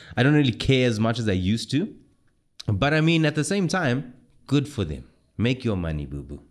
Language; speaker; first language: English; native; English